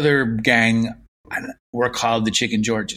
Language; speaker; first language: English; native; English